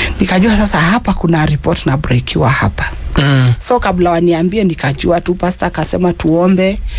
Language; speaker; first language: Swahili; non-native, local second language; Masai